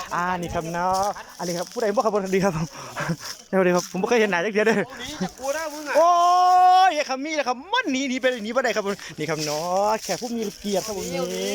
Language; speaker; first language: Thai; native; Thai